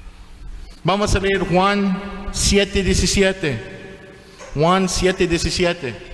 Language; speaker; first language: Spanish; non-native, fluent; English